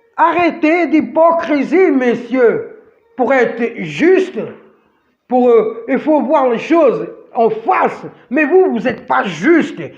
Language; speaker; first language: French; non-native, fluent; Portuguese